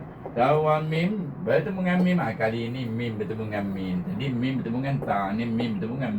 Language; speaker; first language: Malay; native; Malay